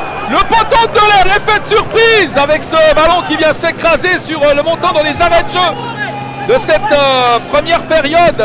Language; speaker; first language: French; native; French